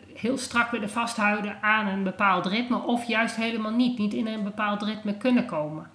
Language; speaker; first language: Dutch; native; Dutch